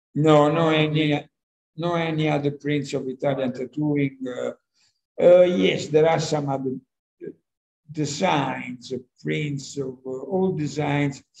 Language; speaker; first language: English; non-native, fluent; Italian